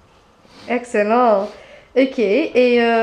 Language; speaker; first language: French; non-native, fluent; English